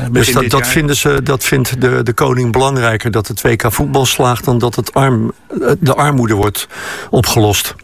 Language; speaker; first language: Dutch; native; Dutch